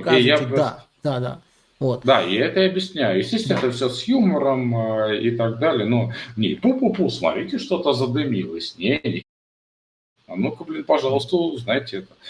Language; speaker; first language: Russian; native; Russian